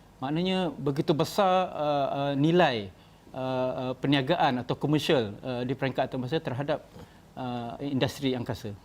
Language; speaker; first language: Malay; native; Malay